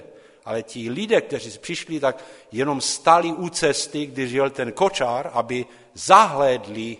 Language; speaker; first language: Czech; non-native, local second language; Polish